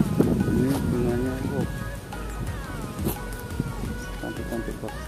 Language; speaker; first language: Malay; non-native, local second language; Javanese